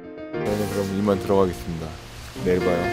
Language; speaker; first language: Korean; native; Korean